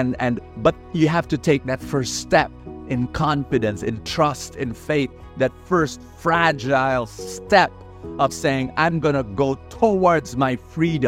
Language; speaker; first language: English; non-native, local second language; Filipino